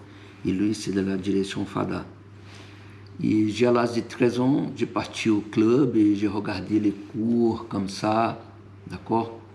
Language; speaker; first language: French; non-native, fluent; Portuguese